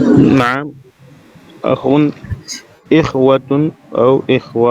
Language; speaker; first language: Arabic; non-native, learner; French